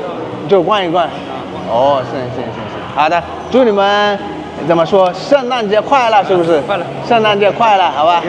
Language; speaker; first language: Chinese; non-native, fluent; Akan